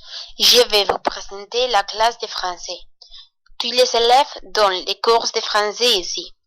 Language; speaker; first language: French; non-native, learner; Spanish